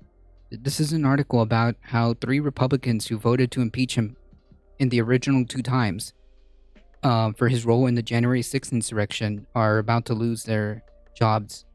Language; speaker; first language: English; native; English